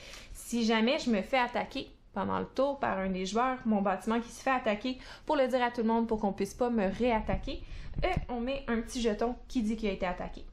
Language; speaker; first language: French; native; French